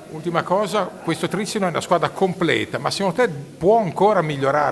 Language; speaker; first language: Italian; native; Italian